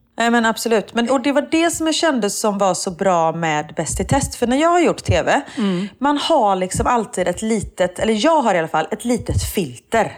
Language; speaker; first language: Swedish; native; Swedish